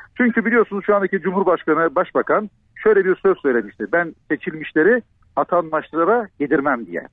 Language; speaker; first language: Turkish; native; Turkish